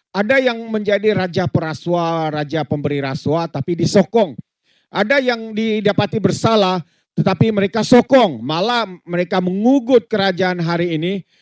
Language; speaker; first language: Malay; native; Malay